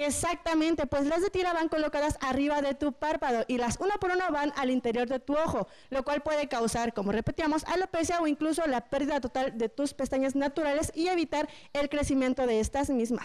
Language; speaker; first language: Spanish; native; Spanish